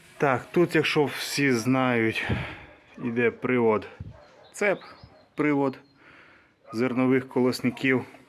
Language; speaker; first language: Ukrainian; native; Ukrainian